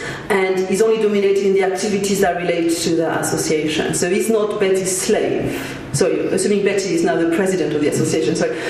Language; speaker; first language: English; non-native, fluent; French